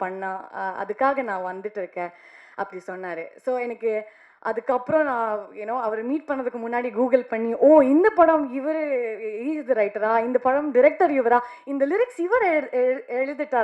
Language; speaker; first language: Tamil; non-native, learner; Kannada